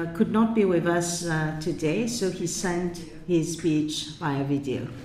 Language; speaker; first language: English; non-native, local second language; Morisyen